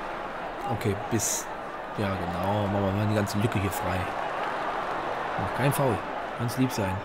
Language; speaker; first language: German; native; German